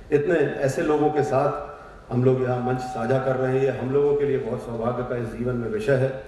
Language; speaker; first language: Hindi; native; Hindi